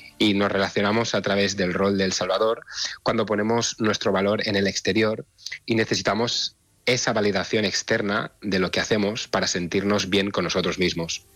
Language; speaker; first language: Spanish; native; Spanish